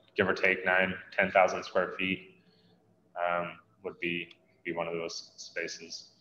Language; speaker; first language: English; native; English